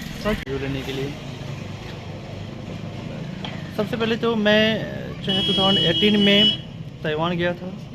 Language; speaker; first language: Hindi; non-native, local second language; Bhojpuri